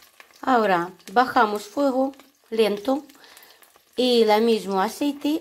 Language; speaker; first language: Spanish; non-native, learner; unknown